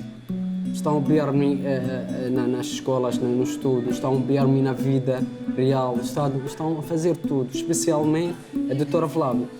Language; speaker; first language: Portuguese; non-native, learner; Arabic